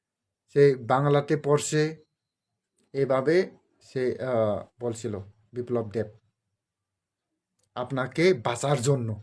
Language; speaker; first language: Bangla; non-native, local second language; Kok Borok